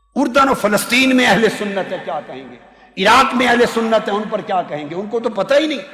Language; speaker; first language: Urdu; non-native, local second language; Punjabi